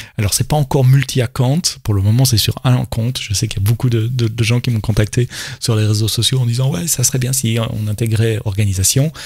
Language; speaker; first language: French; native; French